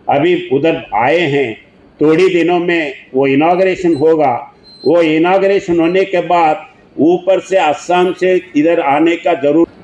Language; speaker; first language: Hindi; non-native, local second language; Telugu